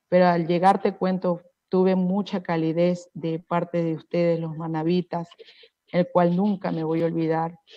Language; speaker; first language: Spanish; native; Spanish